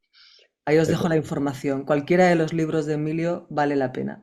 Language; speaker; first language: Spanish; native; Spanish